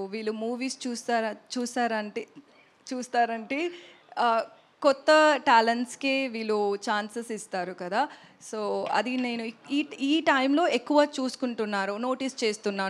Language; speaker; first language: Telugu; non-native, learner; Tamil